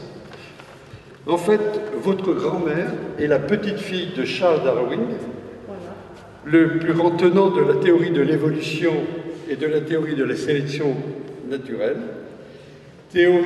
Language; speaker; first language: French; native; French